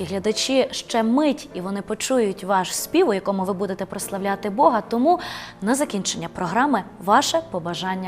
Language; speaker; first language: Ukrainian; native; Ukrainian